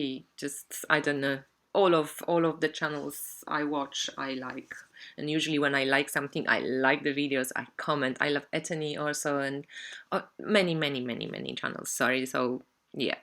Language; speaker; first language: English; non-native, fluent; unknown